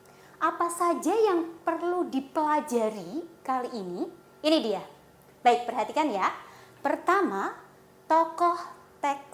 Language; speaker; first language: Indonesian; native; Indonesian